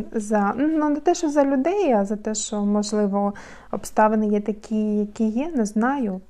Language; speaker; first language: Ukrainian; native; Ukrainian